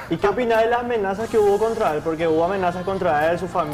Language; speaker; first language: Spanish; native; Spanish